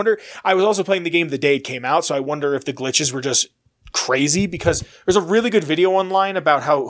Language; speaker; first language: English; native; English